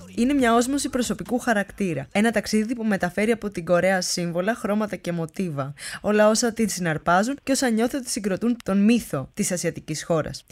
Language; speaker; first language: Greek; native; Greek